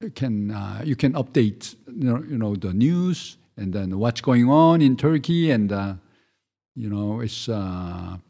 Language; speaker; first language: English; non-native, fluent; Korean